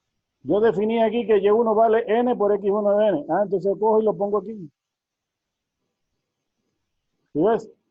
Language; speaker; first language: Spanish; native; Spanish